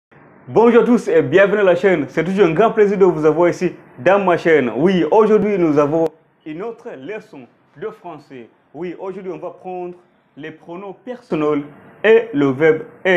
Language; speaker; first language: French; non-native, fluent; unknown